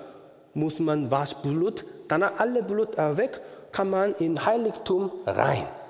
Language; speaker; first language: German; non-native, learner; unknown